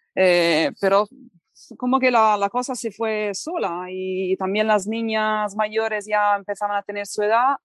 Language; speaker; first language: Spanish; non-native, fluent; Italian